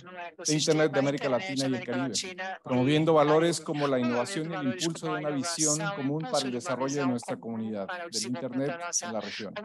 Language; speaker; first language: Spanish; native; Spanish